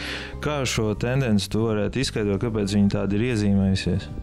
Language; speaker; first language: Latvian; native; Latvian